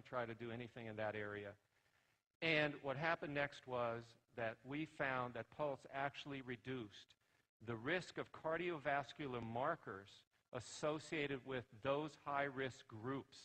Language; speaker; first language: English; native; English